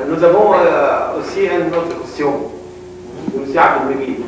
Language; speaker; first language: French; non-native, local second language; Arabic